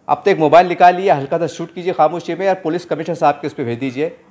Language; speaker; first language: Hindi; non-native, local second language; Urdu